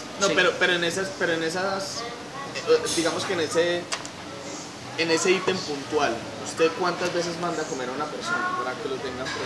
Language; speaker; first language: Spanish; native; Spanish